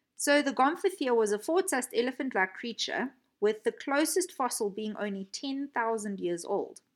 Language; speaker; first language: English; native; English